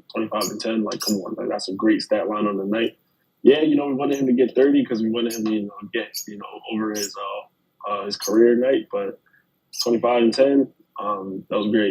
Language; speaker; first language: English; native; English